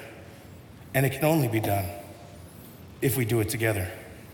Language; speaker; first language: English; native; English